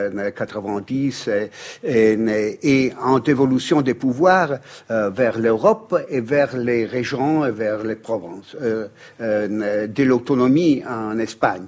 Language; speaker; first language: French; non-native, fluent; Italian